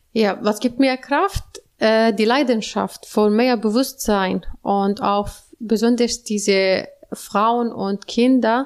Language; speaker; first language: German; non-native, learner; Arabic